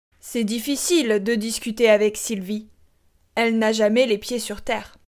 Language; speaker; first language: French; native; French